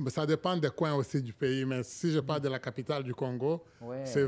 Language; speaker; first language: French; non-native, local second language; Swahili